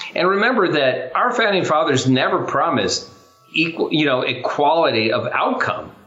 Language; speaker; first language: English; native; English